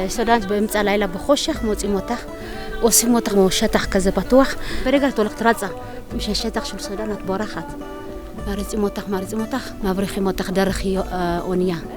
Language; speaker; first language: Hebrew; non-native, fluent; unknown